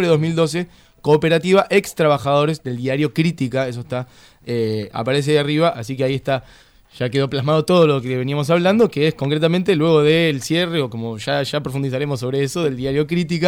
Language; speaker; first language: Spanish; native; Spanish